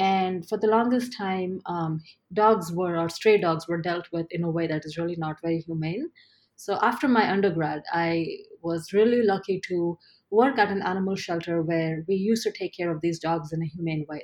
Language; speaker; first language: English; non-native, local second language; Gujarati